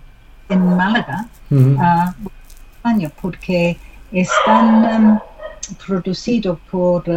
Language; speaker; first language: Spanish; non-native, learner; English